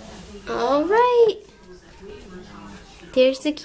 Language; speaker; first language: English; native; English